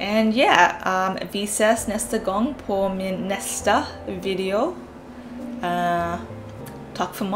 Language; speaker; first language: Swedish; non-native, learner; English